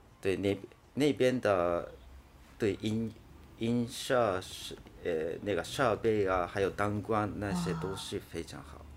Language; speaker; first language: Chinese; non-native, fluent; Japanese